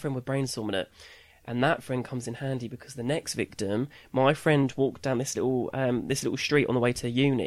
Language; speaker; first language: English; native; English